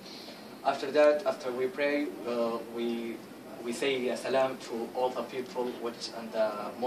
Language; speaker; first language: English; non-native, learner; Arabic